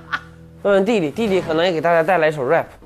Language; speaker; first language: Chinese; native; Chinese